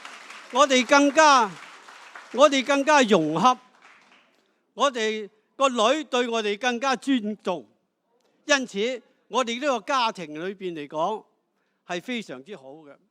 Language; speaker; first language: Cantonese; native; Cantonese